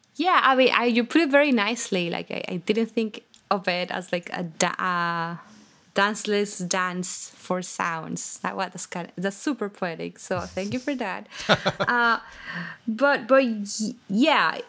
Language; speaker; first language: English; non-native, fluent; Spanish